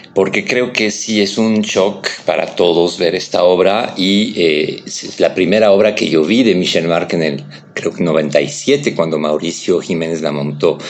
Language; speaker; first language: Spanish; non-native, fluent; French